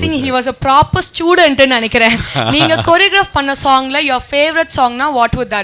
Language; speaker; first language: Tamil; native; Tamil